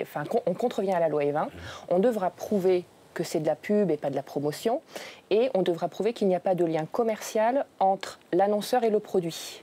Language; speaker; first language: French; native; French